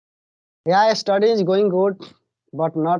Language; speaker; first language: English; non-native, learner; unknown